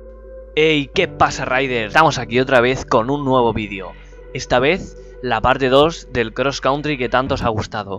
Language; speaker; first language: Spanish; native; Spanish